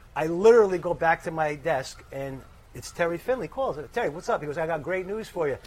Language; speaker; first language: English; native; English